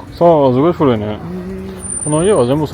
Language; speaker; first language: Japanese; non-native, fluent; French